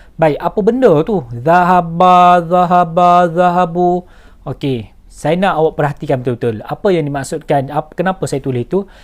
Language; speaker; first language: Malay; native; Malay